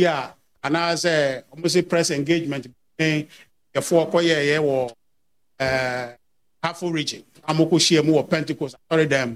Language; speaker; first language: English; non-native, local second language; Akan